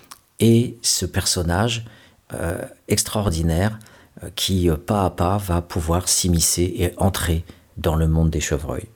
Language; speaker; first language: French; native; French